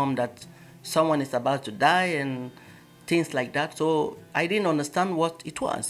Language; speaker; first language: English; non-native, local second language; Igbo